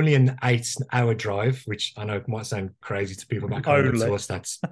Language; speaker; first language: English; native; English